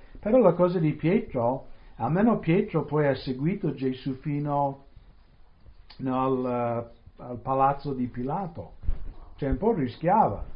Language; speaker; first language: Italian; non-native, fluent; English